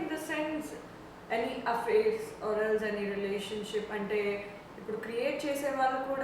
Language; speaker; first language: Telugu; native; Telugu